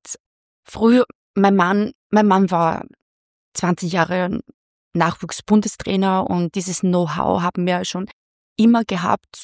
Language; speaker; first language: German; non-native, fluent; Chinese